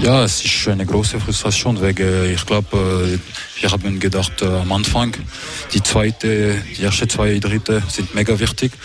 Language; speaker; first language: German; non-native, local second language; French